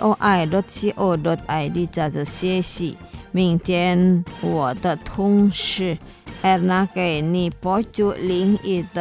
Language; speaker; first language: Chinese; non-native, learner; Indonesian